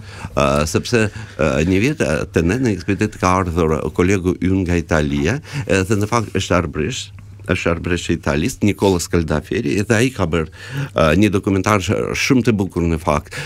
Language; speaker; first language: Albanian; non-native, fluent; Russian